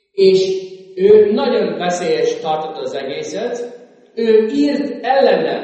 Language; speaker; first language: Hungarian; non-native, fluent; English